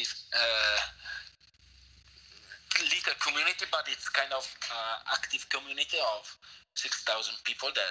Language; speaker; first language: English; non-native, fluent; Italian